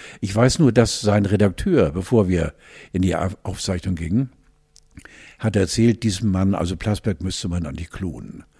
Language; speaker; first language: German; native; German